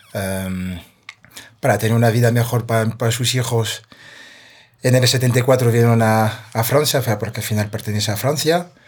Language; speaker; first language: Spanish; non-native, fluent; French